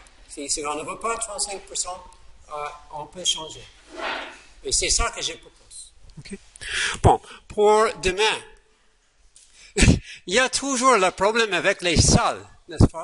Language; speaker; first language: French; non-native, fluent; English